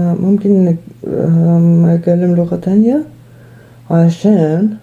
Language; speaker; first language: Arabic; non-native, learner; German